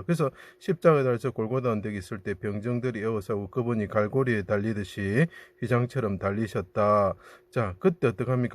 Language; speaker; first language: Korean; native; Korean